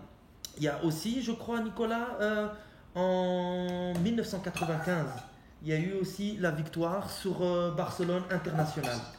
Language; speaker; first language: French; native; French